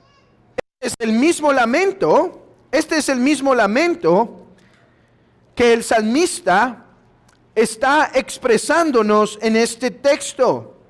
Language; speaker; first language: Spanish; native; Spanish